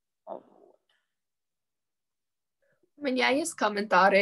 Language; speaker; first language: Russian; non-native, learner; English